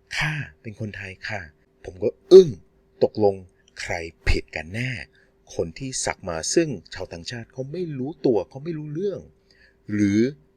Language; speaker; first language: Thai; non-native, fluent; English